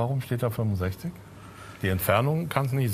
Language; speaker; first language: German; native; German